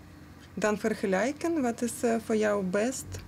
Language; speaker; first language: Dutch; non-native, fluent; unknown